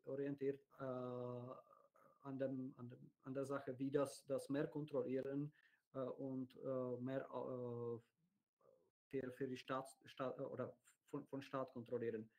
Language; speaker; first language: German; non-native, learner; Czech